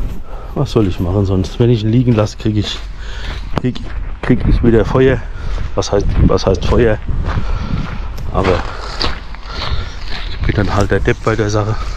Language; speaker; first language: German; native; German